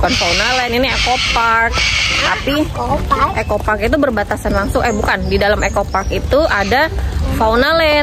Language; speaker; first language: Indonesian; native; Indonesian